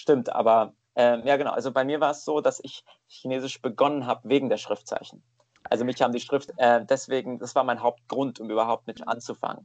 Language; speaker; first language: German; native; German